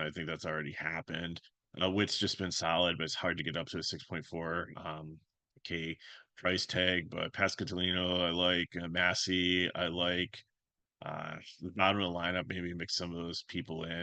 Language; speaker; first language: English; native; English